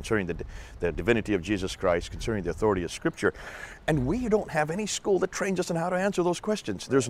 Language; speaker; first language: English; native; English